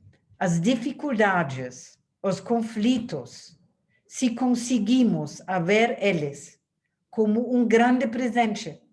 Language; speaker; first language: Portuguese; non-native, fluent; German